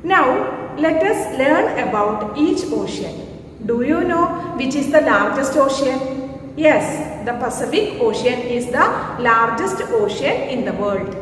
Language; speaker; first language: English; non-native, local second language; Malayalam